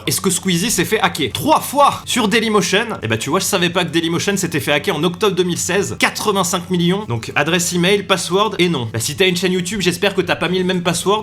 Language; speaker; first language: French; native; French